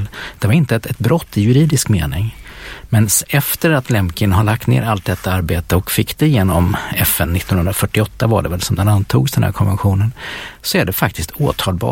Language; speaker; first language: Swedish; native; Swedish